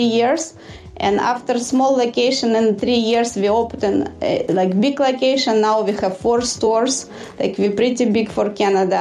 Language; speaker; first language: English; non-native, fluent; Russian